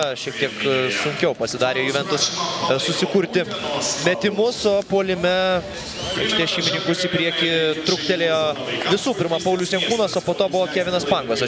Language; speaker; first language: Lithuanian; native; Lithuanian